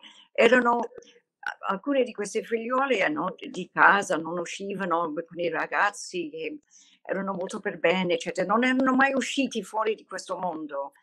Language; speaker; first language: Italian; non-native, fluent; English